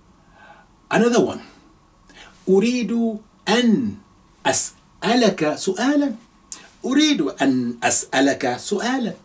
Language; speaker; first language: Arabic; non-native, fluent; Yoruba